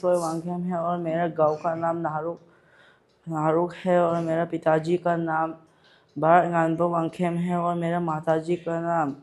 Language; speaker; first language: Hindi; non-native, local second language; Manipuri